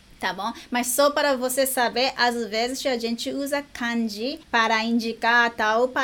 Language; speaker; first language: Portuguese; non-native, learner; Japanese